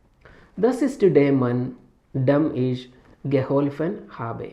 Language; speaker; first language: German; non-native, fluent; Malayalam